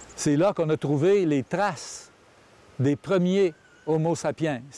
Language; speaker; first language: French; native; French